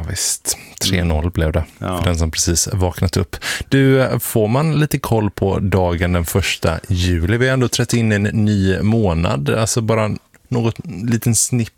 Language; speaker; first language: Swedish; native; Swedish